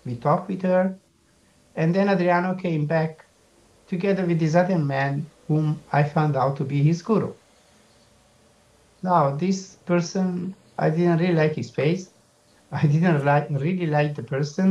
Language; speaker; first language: English; non-native, fluent; Italian